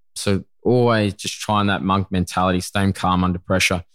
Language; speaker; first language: English; native; English